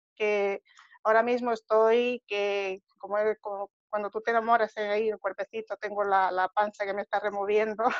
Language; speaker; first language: Spanish; native; Spanish